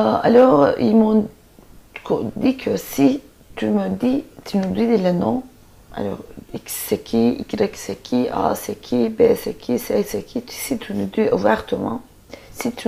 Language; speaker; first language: French; non-native, fluent; Turkish